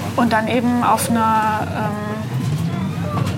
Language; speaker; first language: German; native; German